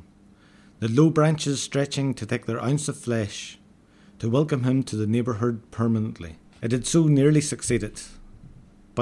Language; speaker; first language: English; native; English